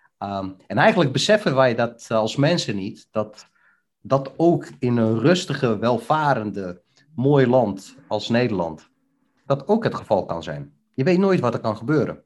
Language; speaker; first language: Dutch; early bilingual, other home language; Bosnian